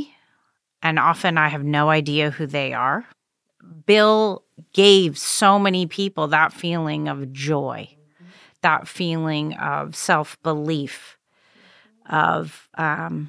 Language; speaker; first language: English; native; English